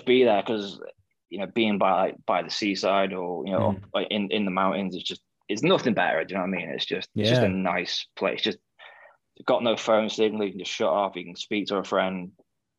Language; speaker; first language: English; native; English